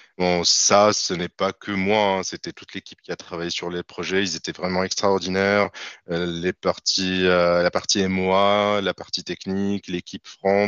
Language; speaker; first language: French; non-native, local second language; Arabic